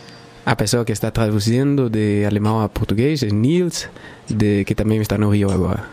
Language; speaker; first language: Portuguese; non-native, learner; Spanish